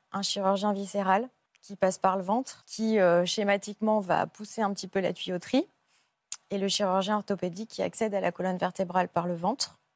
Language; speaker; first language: French; native; French